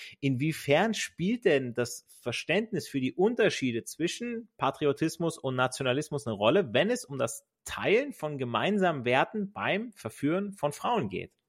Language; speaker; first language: German; native; German